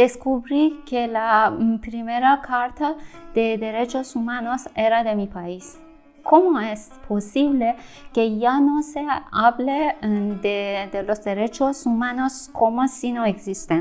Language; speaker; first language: Spanish; non-native, fluent; Persian